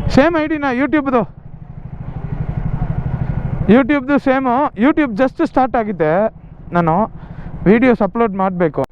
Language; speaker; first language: Kannada; non-native, learner; Tamil